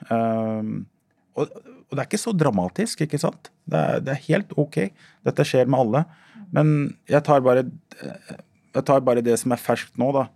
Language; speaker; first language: Norwegian; early bilingual, other home language; Arabic